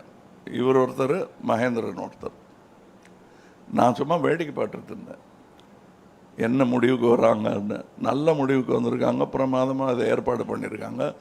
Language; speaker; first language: Tamil; native; Tamil